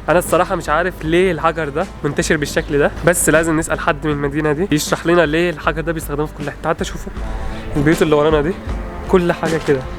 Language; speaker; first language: Arabic; native; Arabic